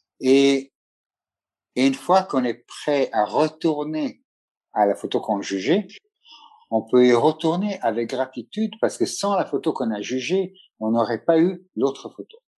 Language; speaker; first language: French; non-native, fluent; Italian